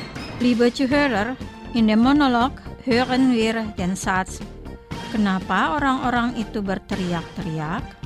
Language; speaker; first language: German; non-native, fluent; Indonesian